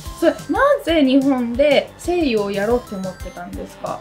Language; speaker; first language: Japanese; non-native, fluent; Italian